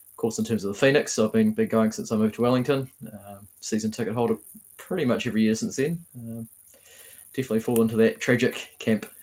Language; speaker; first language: English; native; English